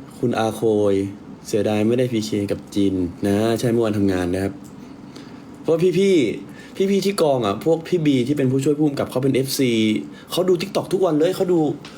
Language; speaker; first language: Thai; native; Thai